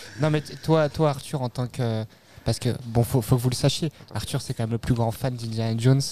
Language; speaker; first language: French; native; French